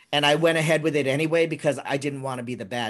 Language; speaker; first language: English; native; English